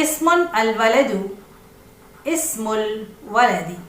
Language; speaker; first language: Arabic; non-native, fluent; Urdu